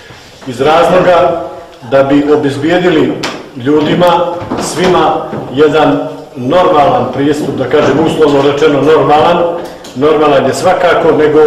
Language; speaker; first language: Bosnian; native; Bosnian